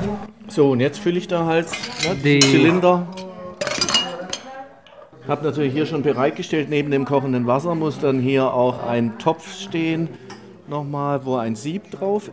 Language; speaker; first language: German; native; German